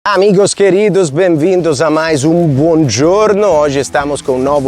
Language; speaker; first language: Portuguese; non-native, fluent; Italian